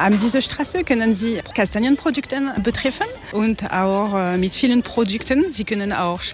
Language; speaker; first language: German; non-native, learner; French